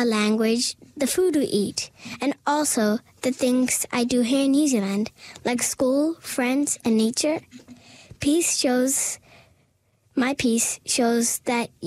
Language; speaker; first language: English; non-native, local second language; Urdu